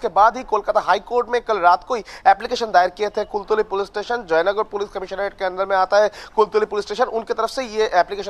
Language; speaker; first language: Hindi; non-native, local second language; Bangla